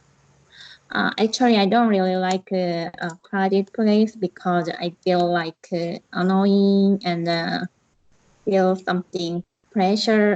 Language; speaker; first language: English; non-native, learner; Korean